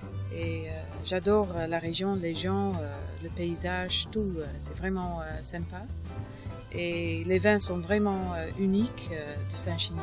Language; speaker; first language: French; non-native, fluent; English